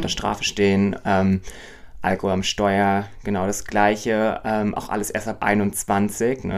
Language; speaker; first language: German; native; German